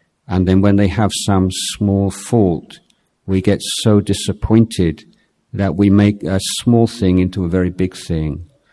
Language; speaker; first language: English; native; English